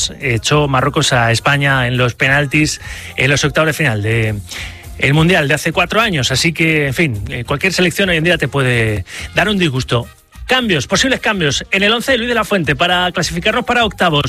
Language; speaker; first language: Spanish; native; Spanish